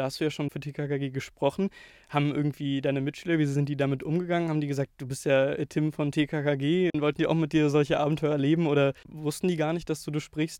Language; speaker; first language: German; native; German